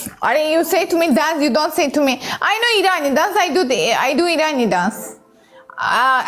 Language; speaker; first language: English; non-native, learner; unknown